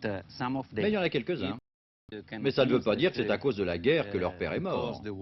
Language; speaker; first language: French; native; French